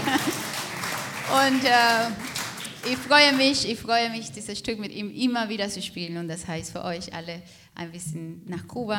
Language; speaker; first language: German; non-native, fluent; Spanish